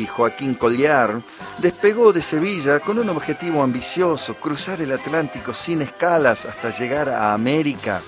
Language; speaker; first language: Spanish; native; Spanish